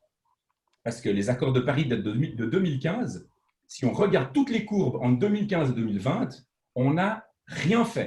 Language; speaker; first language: French; native; French